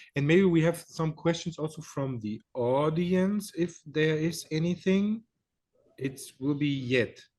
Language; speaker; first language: English; non-native, fluent; German